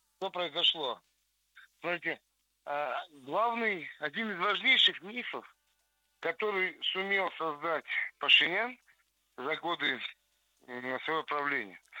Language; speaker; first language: Russian; non-native, local second language; Armenian